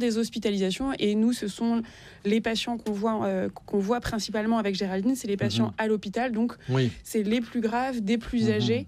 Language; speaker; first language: French; native; French